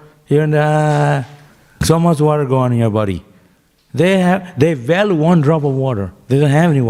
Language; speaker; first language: English; non-native, local second language; Bangla